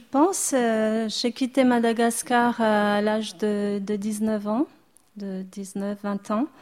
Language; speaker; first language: French; non-native, local second language; Malagasy